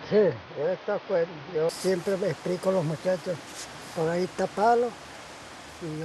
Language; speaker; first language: Spanish; non-native, local second language; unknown